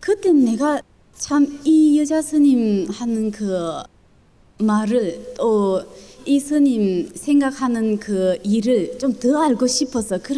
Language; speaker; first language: Korean; early bilingual, other home language; Chinese